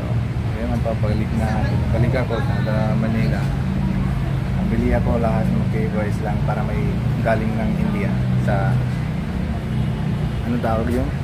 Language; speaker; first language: Filipino; non-native, learner; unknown